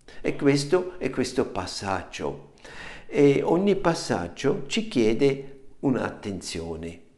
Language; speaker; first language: Italian; non-native, fluent; German